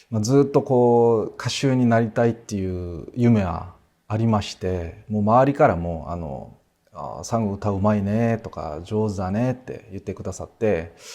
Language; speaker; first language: Japanese; non-native, fluent; Korean